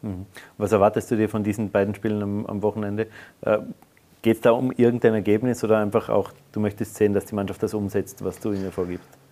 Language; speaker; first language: German; native; German